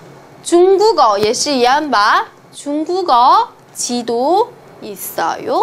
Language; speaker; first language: Korean; non-native, fluent; Chinese